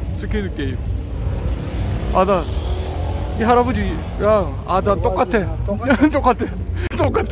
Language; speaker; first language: Korean; native; Korean